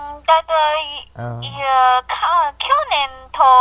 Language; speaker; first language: Japanese; non-native, learner; Chinese